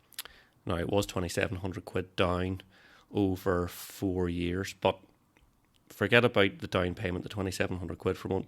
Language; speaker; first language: English; native; English